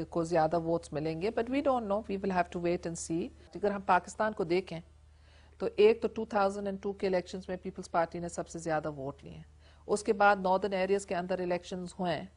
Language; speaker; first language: Urdu; non-native, local second language; English